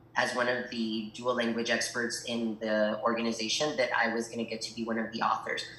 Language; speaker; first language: English; early bilingual, other home language; Spanish